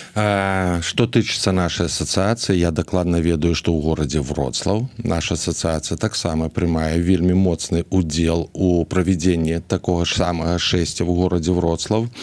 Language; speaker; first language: Belarusian; native; Belarusian